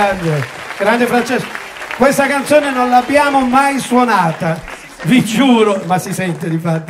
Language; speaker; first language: Italian; native; Italian